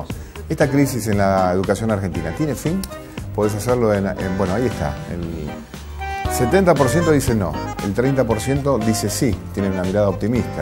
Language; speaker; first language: Spanish; native; Spanish